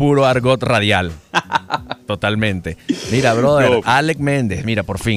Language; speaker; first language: Spanish; native; Spanish